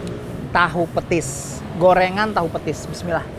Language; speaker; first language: Indonesian; native; Indonesian